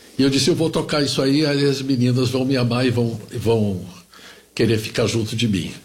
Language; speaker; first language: Portuguese; early bilingual, other home language; German